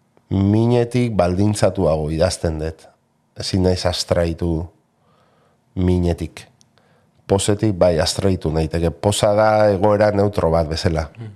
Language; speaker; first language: Basque; non-native, local second language; Spanish